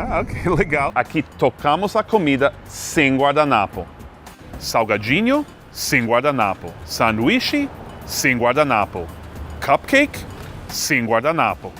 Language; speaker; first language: Portuguese; non-native, fluent; English